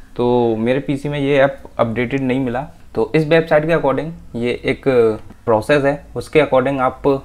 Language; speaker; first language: Hindi; native; Hindi